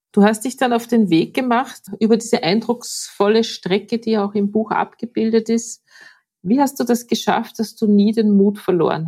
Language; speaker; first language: German; native; German